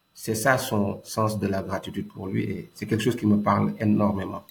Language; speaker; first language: French; non-native, local second language; Wolof